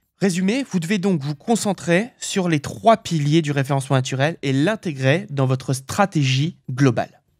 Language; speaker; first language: French; native; French